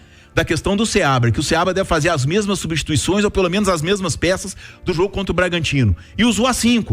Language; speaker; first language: Portuguese; native; Portuguese